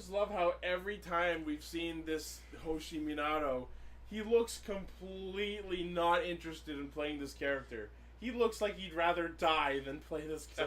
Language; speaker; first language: English; native; English